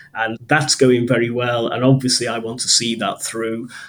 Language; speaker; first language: English; native; English